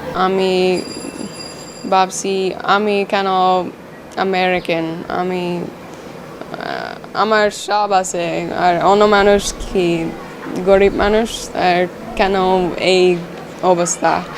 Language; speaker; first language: Bangla; non-native, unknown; English